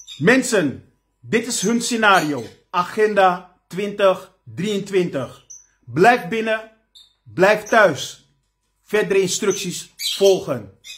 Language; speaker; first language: Dutch; native; Dutch